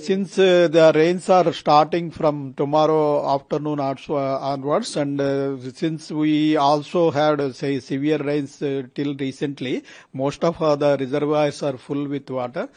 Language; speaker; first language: English; non-native, local second language; Telugu